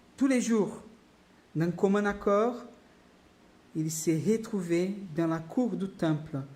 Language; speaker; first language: French; non-native, fluent; Portuguese